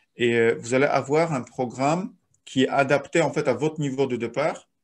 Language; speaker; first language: French; non-native, fluent; Polish